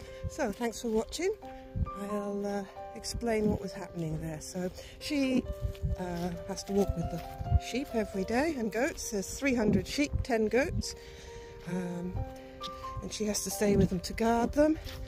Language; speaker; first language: English; native; English